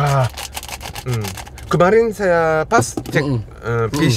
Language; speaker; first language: Indonesian; non-native, fluent; Japanese